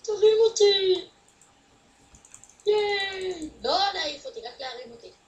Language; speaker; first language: Hebrew; native; Hebrew